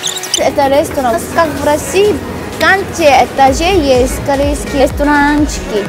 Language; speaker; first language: Russian; non-native, learner; Korean